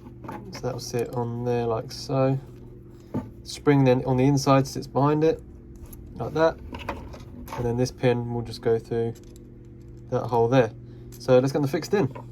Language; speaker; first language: English; native; English